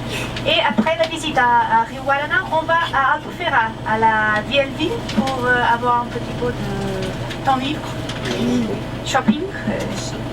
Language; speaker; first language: French; non-native, fluent; Portuguese